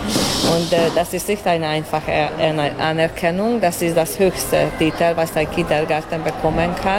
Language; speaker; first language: German; native; German